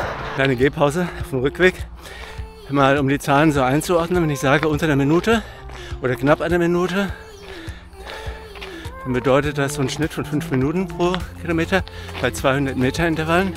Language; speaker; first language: German; native; German